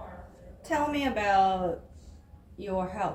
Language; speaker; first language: English; non-native, fluent; Japanese